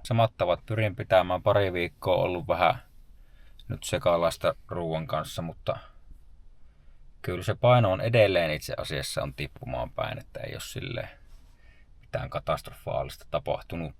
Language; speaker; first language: Finnish; native; Finnish